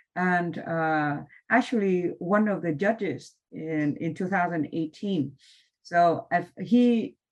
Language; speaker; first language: English; non-native, fluent; Vietnamese